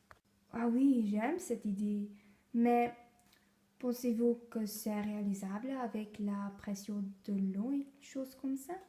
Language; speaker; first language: French; non-native, learner; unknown